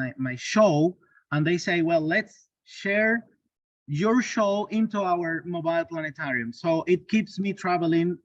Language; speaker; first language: English; non-native, learner; Spanish